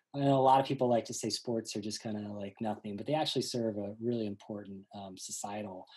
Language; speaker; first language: English; native; English